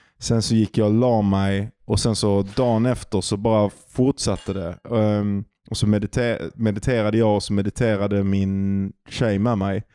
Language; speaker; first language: Swedish; native; Swedish